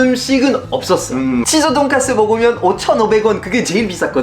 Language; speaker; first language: Korean; non-native, fluent; French